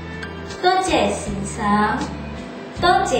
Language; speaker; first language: Cantonese; non-native, learner; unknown